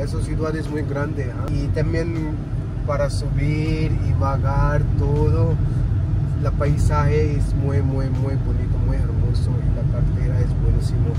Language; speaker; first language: Spanish; non-native, learner; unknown